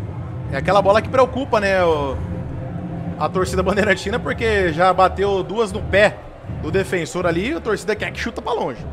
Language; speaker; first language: Portuguese; native; Portuguese